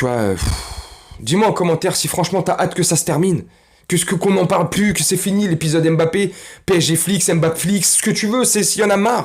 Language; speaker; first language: French; native; French